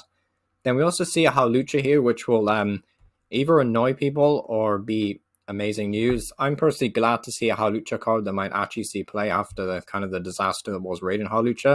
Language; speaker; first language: English; native; English